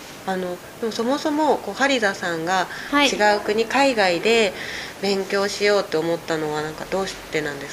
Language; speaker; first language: Japanese; native; Japanese